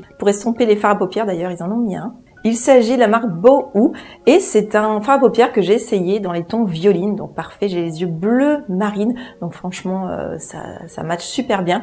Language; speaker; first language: French; native; French